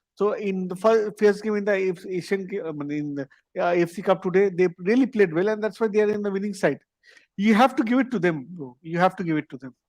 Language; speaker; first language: English; non-native, local second language; Bangla